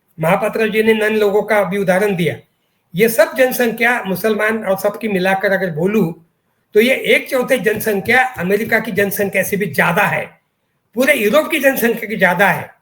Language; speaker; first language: Hindi; non-native, local second language; Marathi